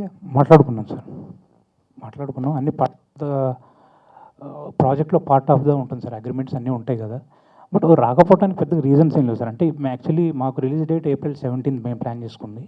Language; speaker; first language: Telugu; native; Telugu